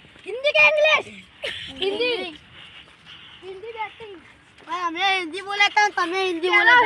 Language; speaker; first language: Hindi; non-native, local second language; Gujarati